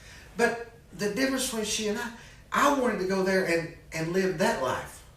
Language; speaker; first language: English; native; English